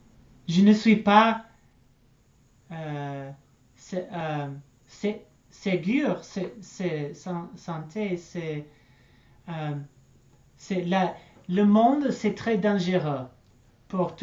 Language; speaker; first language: French; non-native, learner; English